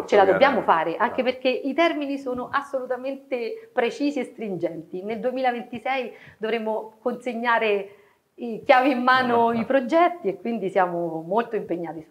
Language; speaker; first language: Italian; native; Italian